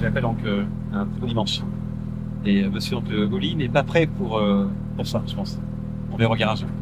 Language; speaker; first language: French; native; French